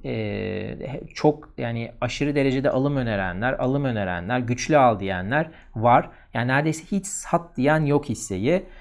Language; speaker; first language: Turkish; native; Turkish